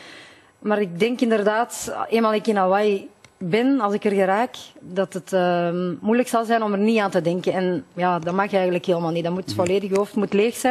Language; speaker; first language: Dutch; native; Dutch